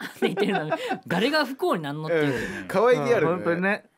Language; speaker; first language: Japanese; native; Japanese